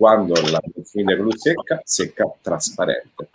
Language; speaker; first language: Spanish; non-native, fluent; Italian